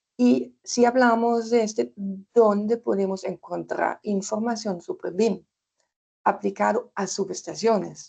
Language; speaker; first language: Spanish; non-native, fluent; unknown